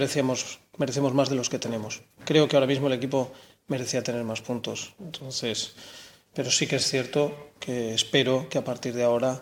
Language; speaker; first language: Spanish; native; Spanish